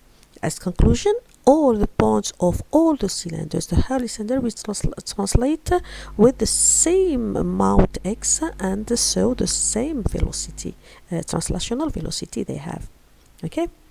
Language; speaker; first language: English; non-native, fluent; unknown